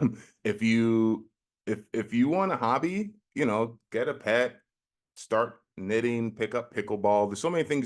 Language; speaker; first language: English; native; English